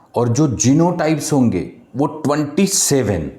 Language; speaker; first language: Hindi; non-native, local second language; Marathi